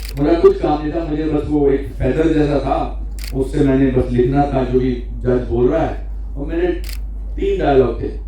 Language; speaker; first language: Hindi; native; Hindi